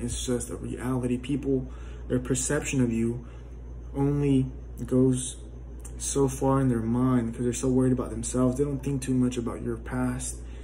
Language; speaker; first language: English; native; English